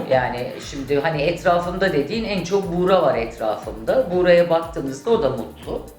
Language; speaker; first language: Turkish; native; Turkish